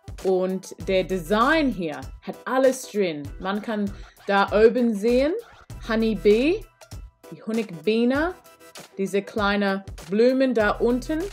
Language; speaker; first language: German; non-native, learner; English